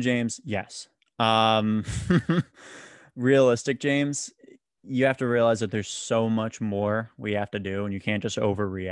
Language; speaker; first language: English; native; English